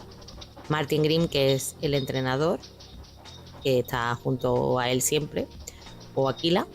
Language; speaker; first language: Spanish; native; Spanish